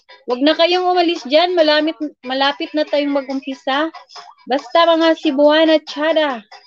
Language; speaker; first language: Filipino; non-native, local second language; Cebuano